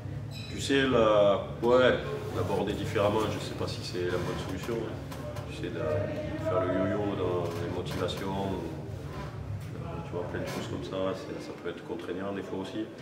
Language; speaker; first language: French; native; French